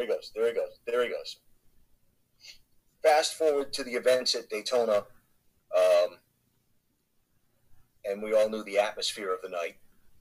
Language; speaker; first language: English; native; English